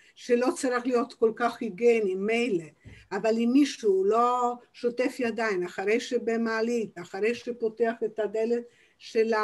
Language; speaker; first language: Hebrew; non-native, fluent; Italian